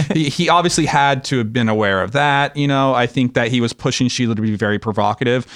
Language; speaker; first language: English; native; English